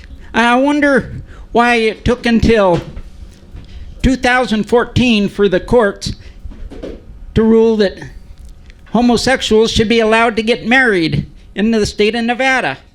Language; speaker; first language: English; native; English